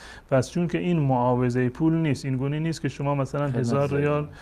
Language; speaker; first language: Persian; native; Persian